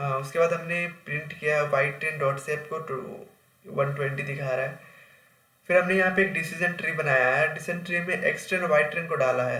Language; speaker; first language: Hindi; native; Hindi